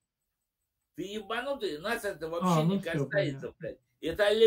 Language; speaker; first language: Russian; native; Russian